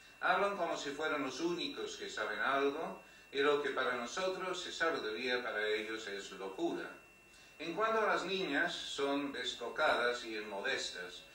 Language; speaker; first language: Spanish; non-native, fluent; English